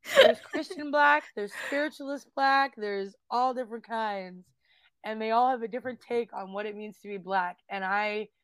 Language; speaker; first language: English; native; English